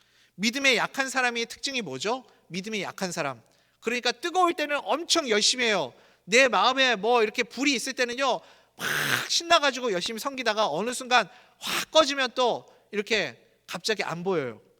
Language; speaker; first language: Korean; native; Korean